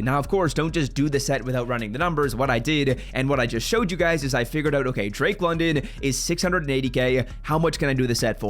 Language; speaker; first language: English; native; English